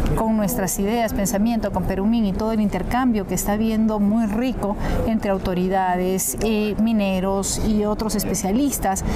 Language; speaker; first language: Spanish; native; Spanish